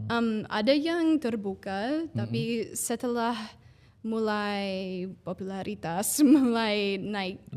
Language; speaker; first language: Indonesian; non-native, fluent; English